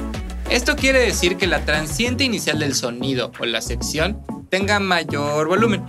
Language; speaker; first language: Spanish; native; Spanish